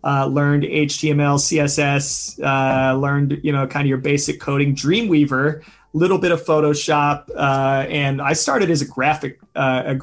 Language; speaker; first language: English; native; English